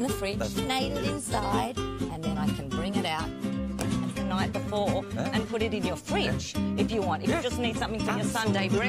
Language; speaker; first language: English; native; English